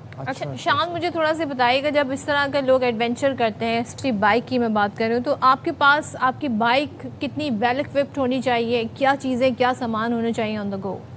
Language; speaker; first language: Urdu; native; Urdu